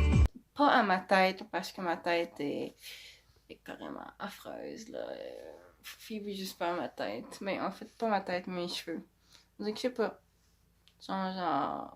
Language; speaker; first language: French; native; French